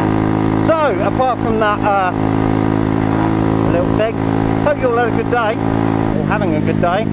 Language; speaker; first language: English; native; English